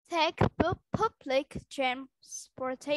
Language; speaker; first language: English; non-native, learner; Vietnamese